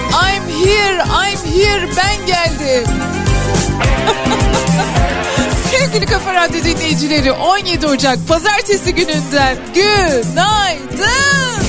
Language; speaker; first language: Turkish; native; Turkish